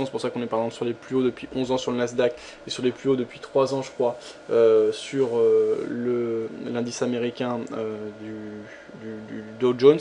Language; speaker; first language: French; native; French